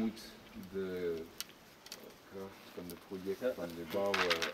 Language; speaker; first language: Dutch; non-native, learner; French